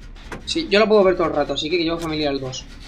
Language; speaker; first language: Spanish; native; Spanish